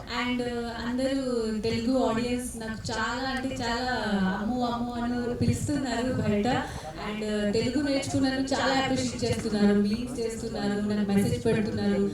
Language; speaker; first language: Telugu; non-native, learner; Marathi